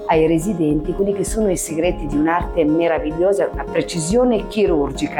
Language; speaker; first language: Italian; native; Italian